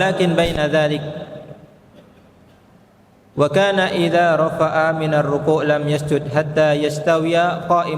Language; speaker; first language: Arabic; non-native, fluent; Indonesian